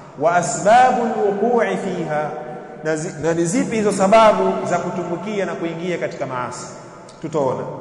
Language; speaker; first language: Swahili; native; Swahili